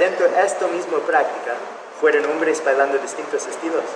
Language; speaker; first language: Spanish; non-native, fluent; English